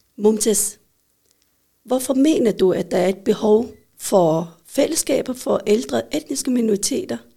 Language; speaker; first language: Danish; early bilingual, other home language; Vietnamese